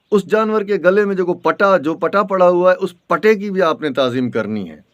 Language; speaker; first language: Urdu; non-native, local second language; Sindhi